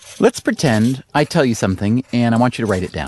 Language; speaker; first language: English; native; English